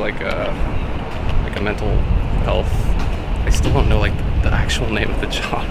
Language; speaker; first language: English; native; English